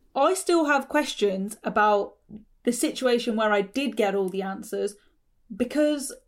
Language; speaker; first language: English; native; English